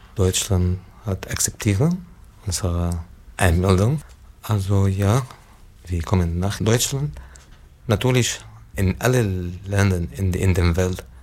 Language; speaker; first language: German; non-native, learner; Arabic